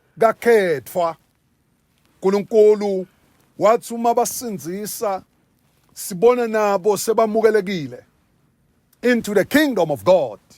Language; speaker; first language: Zulu; non-native, local second language; Swati